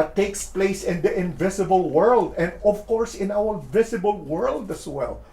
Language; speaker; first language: English; non-native, local second language; Filipino